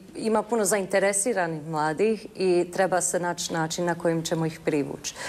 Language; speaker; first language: Croatian; early bilingual, heritage; Croatian